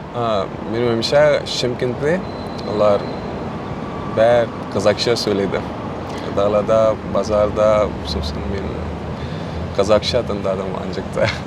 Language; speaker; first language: Kazakh; non-native, fluent; Urdu